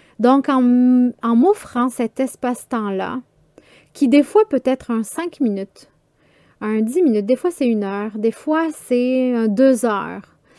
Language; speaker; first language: French; native; French